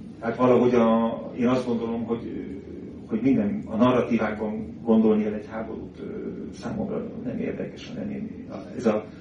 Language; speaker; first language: Hungarian; native; Hungarian